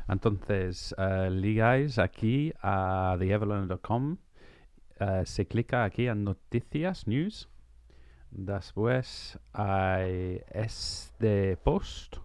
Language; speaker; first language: Spanish; non-native, fluent; English